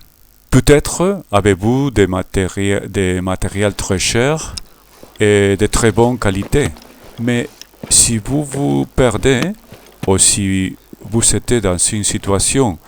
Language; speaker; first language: French; non-native, learner; Spanish